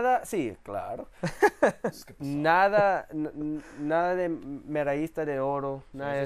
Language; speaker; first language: Spanish; early bilingual, heritage; English